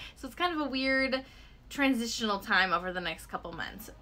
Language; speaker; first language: English; native; English